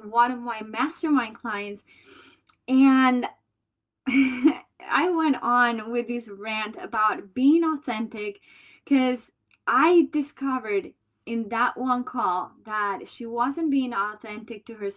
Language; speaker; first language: English; non-native, fluent; Spanish